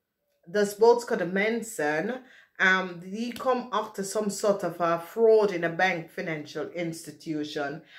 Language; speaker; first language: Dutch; non-native, fluent; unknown